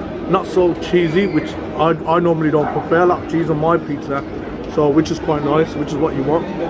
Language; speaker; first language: English; early bilingual, other home language; Hindi